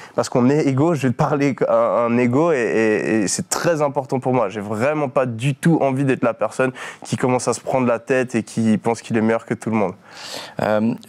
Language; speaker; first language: French; native; French